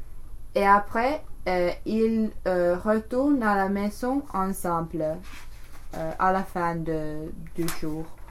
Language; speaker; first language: French; non-native, learner; English